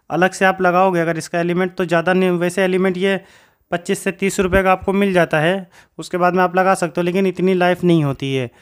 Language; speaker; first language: Hindi; native; Hindi